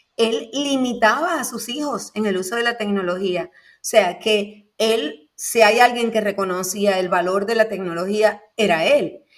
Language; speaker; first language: Spanish; native; Spanish